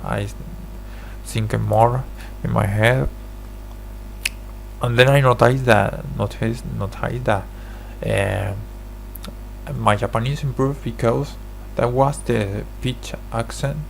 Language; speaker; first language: English; non-native, learner; Spanish